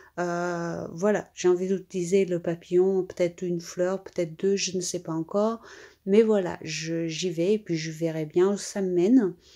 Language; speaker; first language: French; native; French